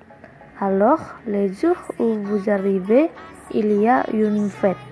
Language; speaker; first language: French; non-native, learner; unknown